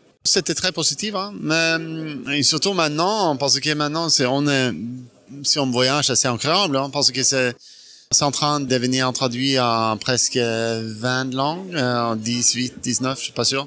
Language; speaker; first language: French; non-native, fluent; Norwegian